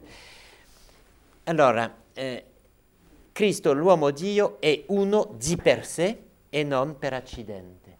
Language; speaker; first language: Italian; non-native, fluent; French